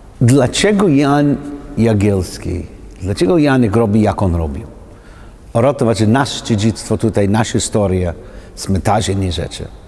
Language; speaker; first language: Polish; non-native, learner; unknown